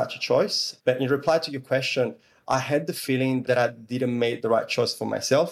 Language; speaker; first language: English; non-native, fluent; Italian